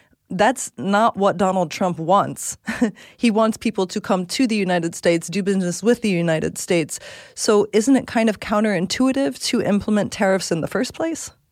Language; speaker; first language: English; native; English